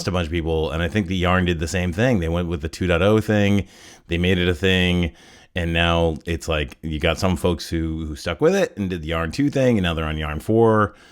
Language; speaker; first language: English; native; English